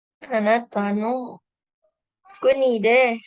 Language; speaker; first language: Japanese; non-native, learner; Indonesian